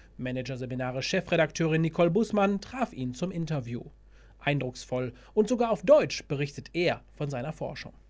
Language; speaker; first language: German; native; German